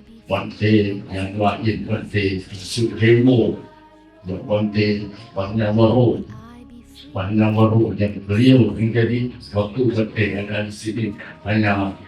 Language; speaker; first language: Indonesian; non-native, learner; Thai